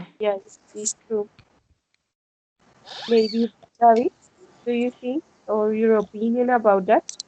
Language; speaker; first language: English; non-native, learner; Spanish